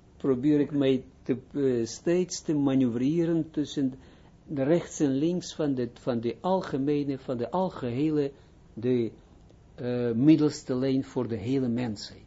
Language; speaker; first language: Dutch; non-native, fluent; Hebrew